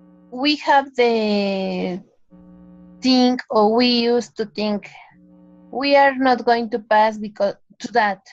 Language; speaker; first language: English; non-native, learner; Spanish